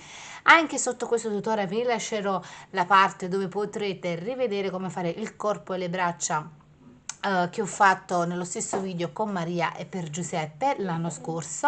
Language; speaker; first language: Italian; native; Italian